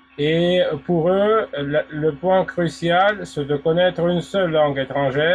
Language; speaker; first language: French; non-native, fluent; Russian